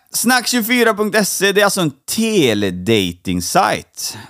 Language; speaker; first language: Swedish; native; Swedish